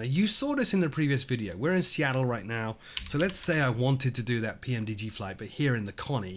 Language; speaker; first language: English; native; English